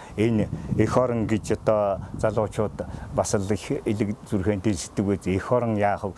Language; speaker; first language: Mongolian; native; Mongolian